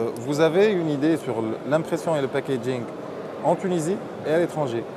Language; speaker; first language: French; non-native, local second language; Arabic